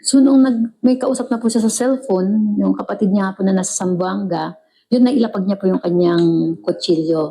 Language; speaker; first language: Filipino; native; Filipino